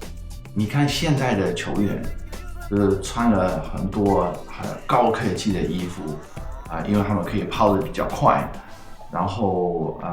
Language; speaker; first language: Chinese; non-native, fluent; Dutch